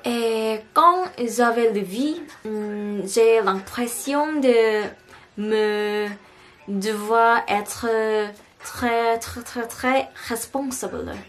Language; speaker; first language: French; non-native, learner; Korean